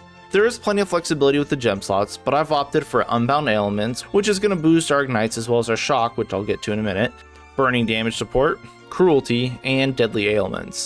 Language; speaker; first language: English; native; English